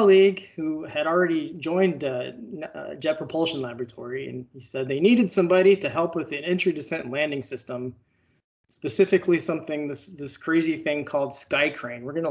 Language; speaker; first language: English; native; English